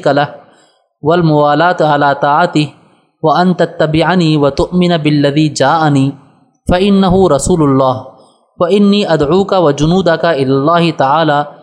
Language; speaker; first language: Urdu; native; Urdu